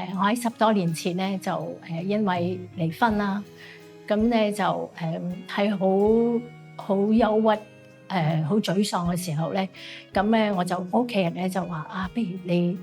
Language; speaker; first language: Cantonese; native; Cantonese